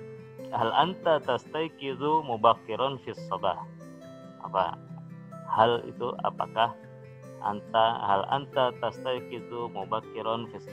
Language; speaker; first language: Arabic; non-native, fluent; Indonesian